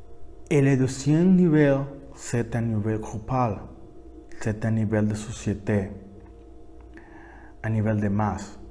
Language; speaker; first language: French; non-native, learner; Spanish